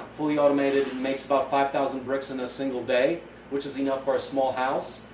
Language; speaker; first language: English; non-native, fluent; Polish